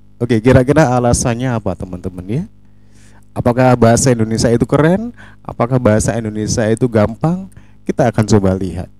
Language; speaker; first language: Indonesian; native; Indonesian